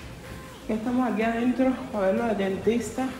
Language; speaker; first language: Spanish; native; Spanish